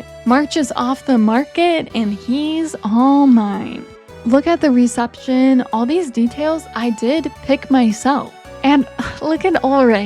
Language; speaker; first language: English; native; English